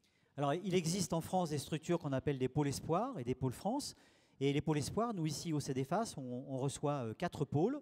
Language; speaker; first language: French; native; French